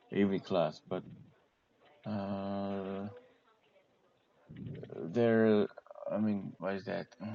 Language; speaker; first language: English; non-native, learner; Korean